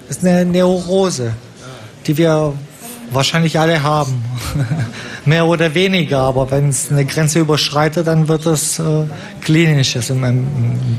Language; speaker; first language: German; non-native, fluent; Romanian